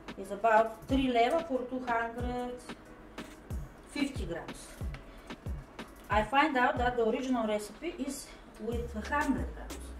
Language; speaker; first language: English; non-native, fluent; Bulgarian